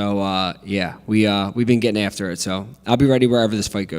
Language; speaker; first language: English; native; English